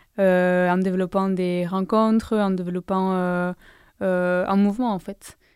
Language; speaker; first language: French; non-native, fluent; Spanish